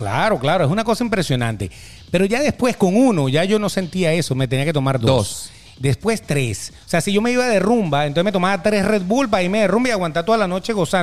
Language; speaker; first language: Spanish; native; Spanish